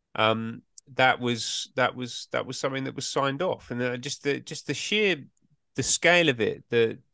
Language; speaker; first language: English; native; English